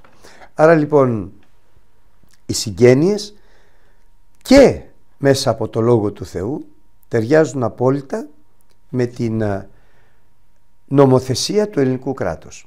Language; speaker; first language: Greek; native; Greek